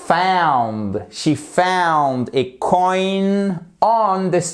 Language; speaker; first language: English; non-native, fluent; French